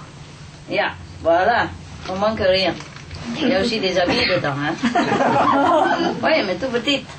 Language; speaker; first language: French; non-native, learner; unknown